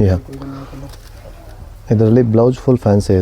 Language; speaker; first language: Kannada; non-native, local second language; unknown